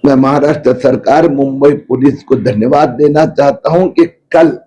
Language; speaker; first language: Hindi; non-native, local second language; Marathi